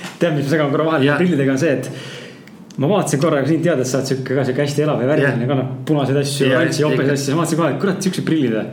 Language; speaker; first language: Estonian; native; Estonian